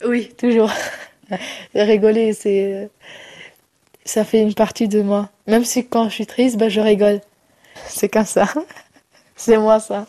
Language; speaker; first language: French; non-native, fluent; Romany